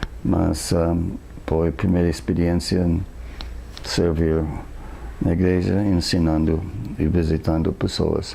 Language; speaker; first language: Portuguese; non-native, fluent; English